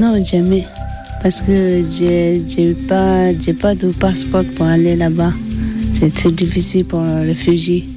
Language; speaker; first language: French; non-native, learner; Tibetan